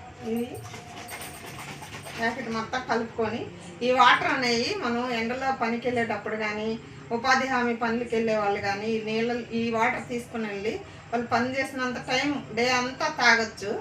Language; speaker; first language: Telugu; native; Telugu